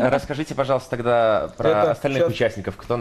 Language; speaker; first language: Russian; native; Russian